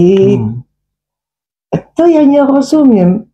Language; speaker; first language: Polish; non-native, learner; Dutch